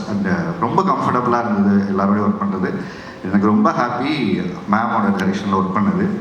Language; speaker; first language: Tamil; native; Tamil